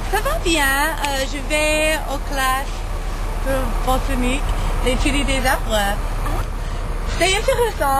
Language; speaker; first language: French; non-native, learner; English